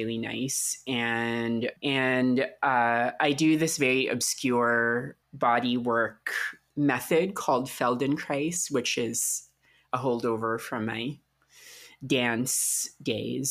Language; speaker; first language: English; non-native, local second language; Filipino